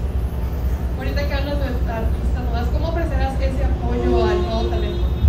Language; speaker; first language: Spanish; native; Spanish